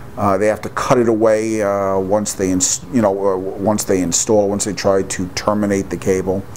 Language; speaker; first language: English; native; English